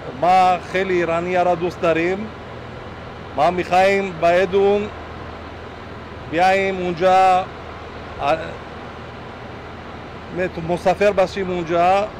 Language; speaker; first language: Persian; early bilingual, heritage; Persian